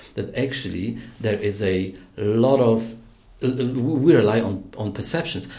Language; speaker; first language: English; non-native, fluent; Polish